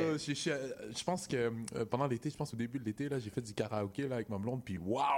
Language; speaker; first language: French; native; French